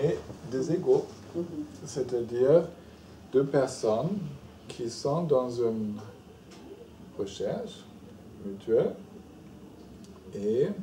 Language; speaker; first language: French; non-native, fluent; German